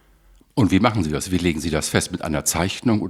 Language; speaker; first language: German; native; German